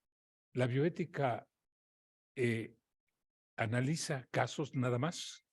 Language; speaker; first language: Spanish; native; Spanish